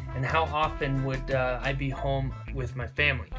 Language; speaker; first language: English; native; English